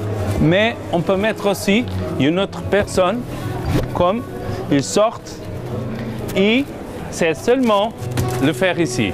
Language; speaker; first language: French; non-native, learner; Portuguese